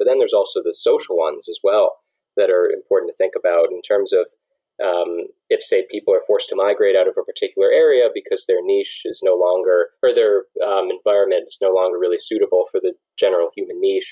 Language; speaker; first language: English; native; English